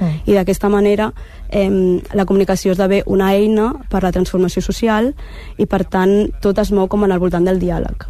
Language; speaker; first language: Catalan; early bilingual, other home language; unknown